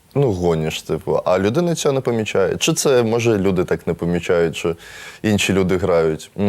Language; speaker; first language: Ukrainian; non-native, local second language; Russian